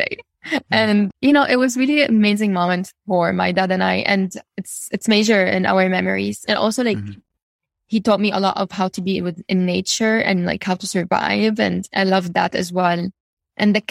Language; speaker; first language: English; non-native, fluent; Arabic